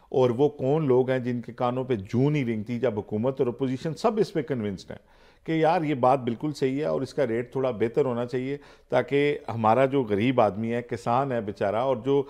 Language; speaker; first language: Urdu; native; Urdu